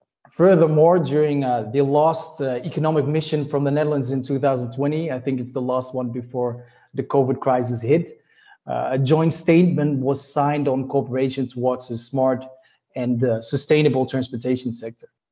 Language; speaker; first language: English; non-native, fluent; Dutch